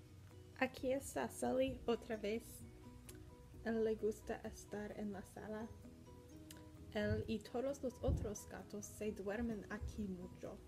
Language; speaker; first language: Spanish; non-native, learner; English